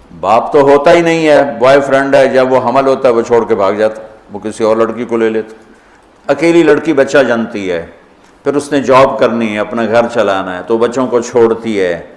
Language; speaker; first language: Urdu; non-native, local second language; Punjabi